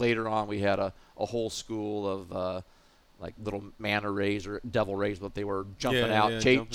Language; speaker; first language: English; native; English